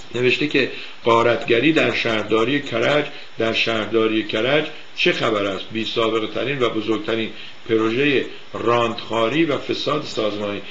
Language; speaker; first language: Persian; native; Persian